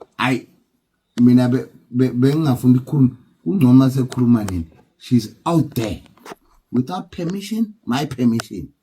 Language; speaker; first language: Zulu; native; Zulu